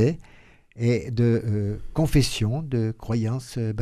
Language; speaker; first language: French; native; French